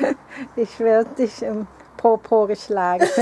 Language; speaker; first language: German; non-native, learner; Thai